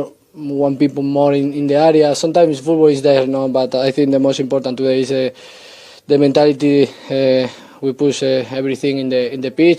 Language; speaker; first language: English; non-native, learner; Spanish